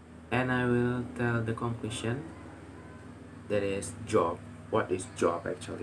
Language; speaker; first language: English; non-native, learner; Indonesian